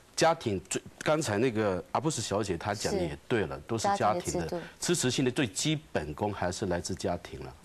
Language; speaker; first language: Chinese; native; Chinese